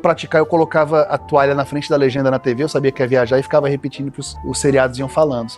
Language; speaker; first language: Portuguese; native; Portuguese